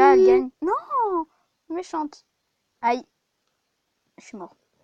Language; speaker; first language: French; native; French